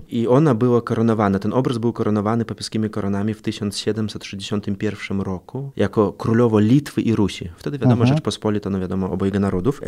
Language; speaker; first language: Polish; early bilingual, other home language; Belarusian